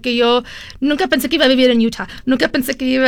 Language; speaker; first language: Spanish; early bilingual, heritage; Spanish